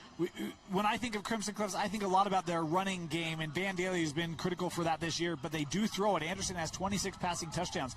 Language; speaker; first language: English; native; English